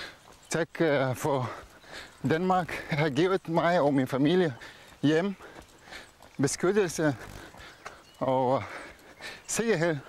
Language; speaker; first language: Danish; non-native, learner; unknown